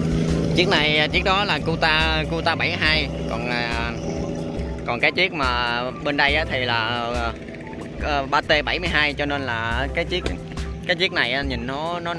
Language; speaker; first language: Vietnamese; native; Vietnamese